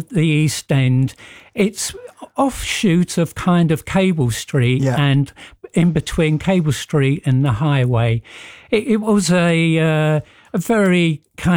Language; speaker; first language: English; native; English